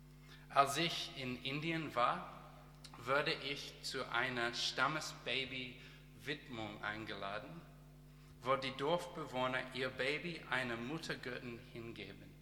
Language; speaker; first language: German; non-native, learner; English